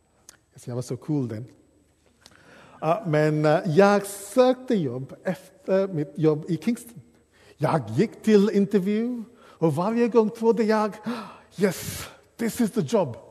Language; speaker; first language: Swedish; non-native, fluent; English